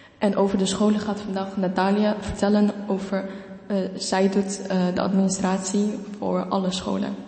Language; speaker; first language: Dutch; non-native, fluent; Ukrainian